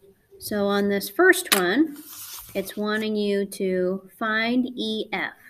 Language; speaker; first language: English; native; English